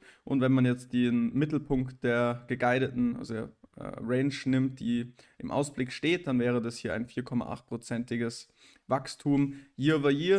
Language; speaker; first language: German; native; German